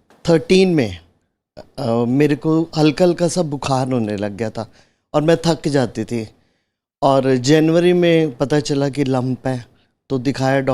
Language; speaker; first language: Hindi; native; Hindi